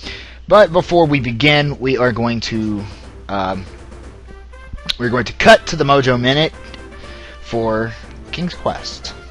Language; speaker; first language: English; native; English